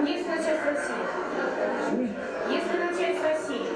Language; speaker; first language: Russian; native; Russian